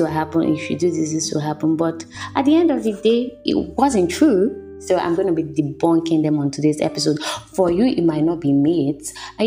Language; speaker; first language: English; non-native, local second language; Yoruba